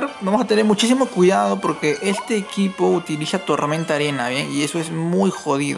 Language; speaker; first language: Spanish; native; Spanish